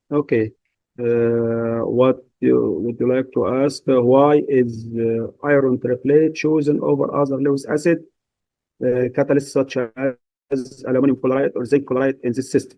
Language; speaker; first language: English; non-native, fluent; Arabic